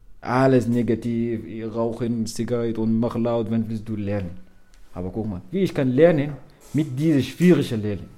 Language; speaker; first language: German; non-native, learner; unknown